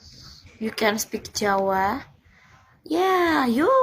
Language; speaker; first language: English; non-native, learner; Indonesian